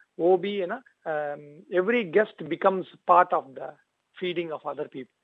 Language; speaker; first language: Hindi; non-native, local second language; Tamil